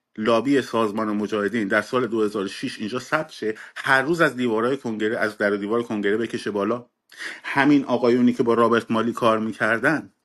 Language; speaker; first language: Persian; native; Persian